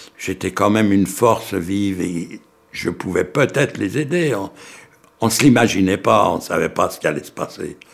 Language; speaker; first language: French; early bilingual, other home language; Yiddish